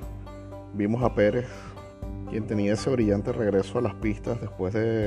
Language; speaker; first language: Spanish; native; Spanish